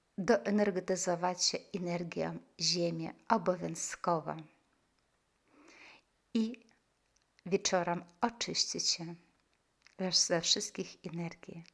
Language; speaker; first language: Polish; non-native, fluent; Russian